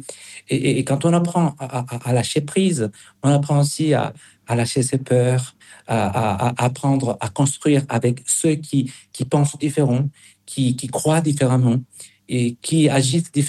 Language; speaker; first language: French; non-native, fluent; Spanish